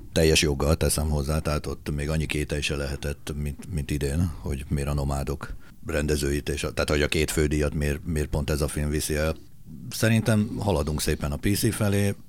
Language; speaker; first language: Hungarian; native; Hungarian